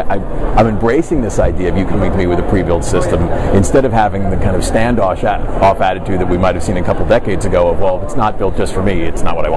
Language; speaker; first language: English; native; English